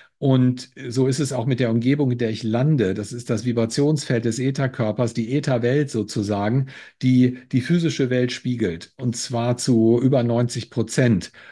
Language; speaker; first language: German; native; German